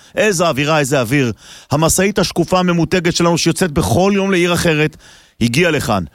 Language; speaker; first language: Hebrew; native; Hebrew